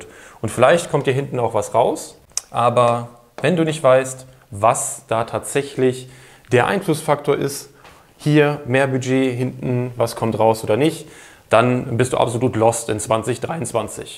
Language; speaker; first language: German; native; German